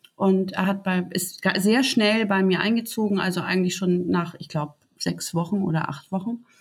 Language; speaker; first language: German; native; German